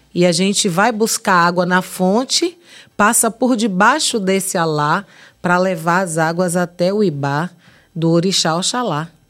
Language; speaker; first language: Portuguese; native; Portuguese